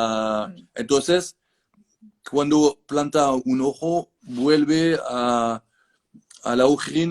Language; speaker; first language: Spanish; non-native, learner; French